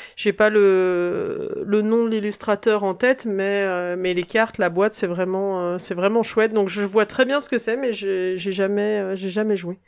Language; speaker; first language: French; native; French